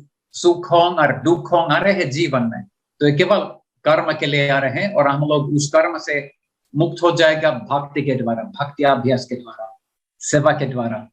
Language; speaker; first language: Hindi; non-native, learner; Finnish